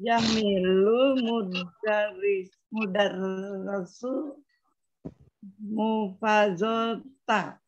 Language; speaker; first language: Arabic; non-native, learner; Indonesian